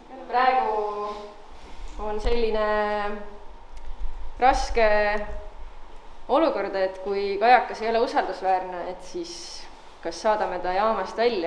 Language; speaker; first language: Estonian; native; Estonian